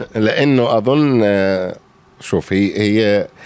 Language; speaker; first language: Arabic; native; Arabic